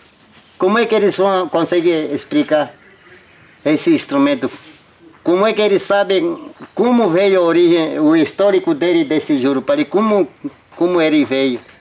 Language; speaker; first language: Portuguese; non-native, local second language; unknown